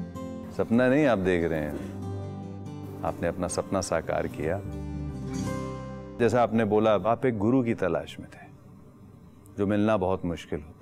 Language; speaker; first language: Hindi; native; Hindi